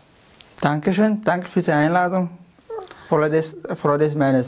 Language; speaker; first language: German; non-native, learner; Chinese